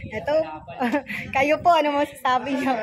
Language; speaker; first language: Filipino; native; Filipino